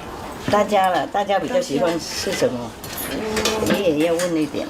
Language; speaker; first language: Chinese; non-native, fluent; Vietnamese